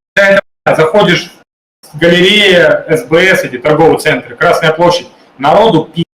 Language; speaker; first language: Russian; native; Russian